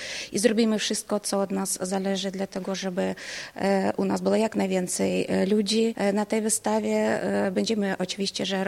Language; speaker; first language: Polish; non-native, fluent; Ukrainian